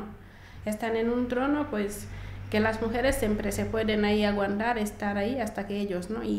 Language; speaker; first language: Spanish; non-native, fluent; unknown